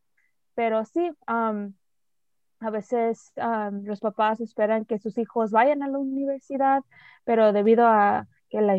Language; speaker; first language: Spanish; early bilingual, heritage; Spanish